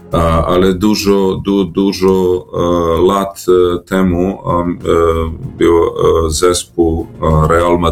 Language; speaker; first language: Polish; non-native, learner; Serbian